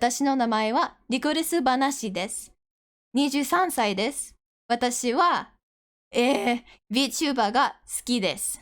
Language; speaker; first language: Japanese; non-native, learner; English